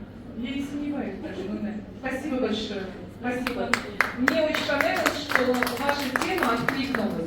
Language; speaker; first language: Russian; native; Russian